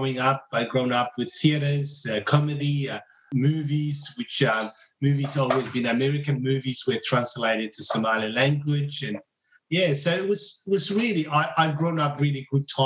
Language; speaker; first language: English; non-native, fluent; Somali